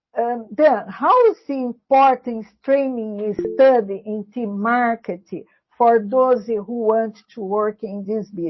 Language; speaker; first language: English; non-native, learner; Portuguese